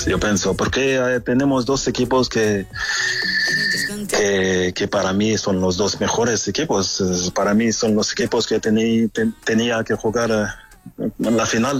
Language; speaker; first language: Spanish; non-native, fluent; French